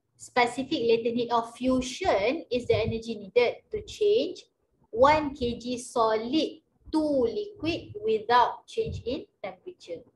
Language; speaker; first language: English; non-native, local second language; Malay